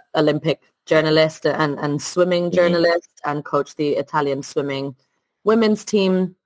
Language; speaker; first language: English; non-native, fluent; Italian